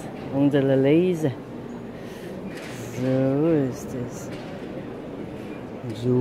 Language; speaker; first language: German; non-native, learner; Chinese